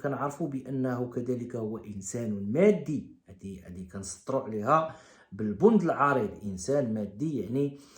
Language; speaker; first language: Arabic; native; Arabic